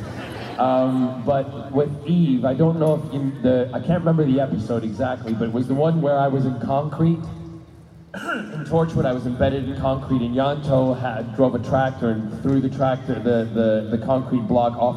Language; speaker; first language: English; native; English